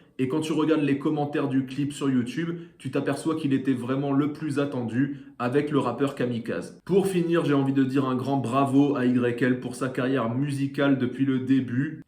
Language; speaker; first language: French; native; French